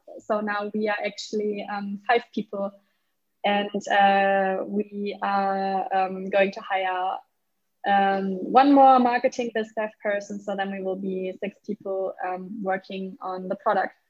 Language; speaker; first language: English; non-native, fluent; German